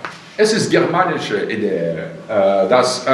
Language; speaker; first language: German; non-native, fluent; Russian